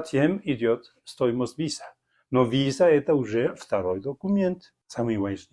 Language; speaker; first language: Russian; non-native, fluent; Spanish